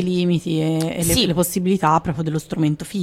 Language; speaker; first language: Italian; native; Italian